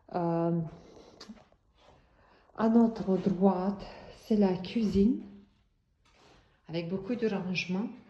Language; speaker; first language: French; non-native, fluent; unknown